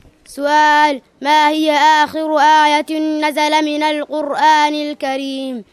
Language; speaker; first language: Arabic; non-native, learner; Somali